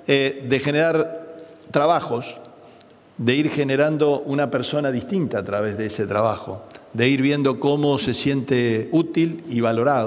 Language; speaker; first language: Spanish; native; Spanish